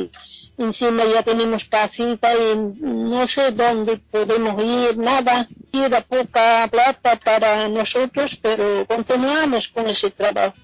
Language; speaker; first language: Spanish; non-native, local second language; Quechua